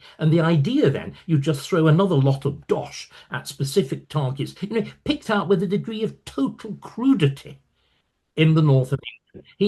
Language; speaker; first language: English; native; English